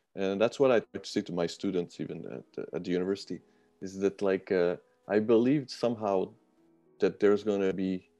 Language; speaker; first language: English; non-native, fluent; French